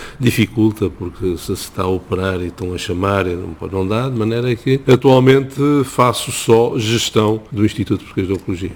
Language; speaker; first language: Portuguese; native; Portuguese